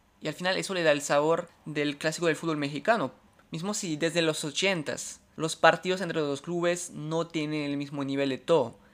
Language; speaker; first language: Spanish; non-native, fluent; French